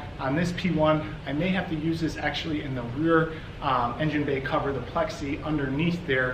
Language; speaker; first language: English; native; English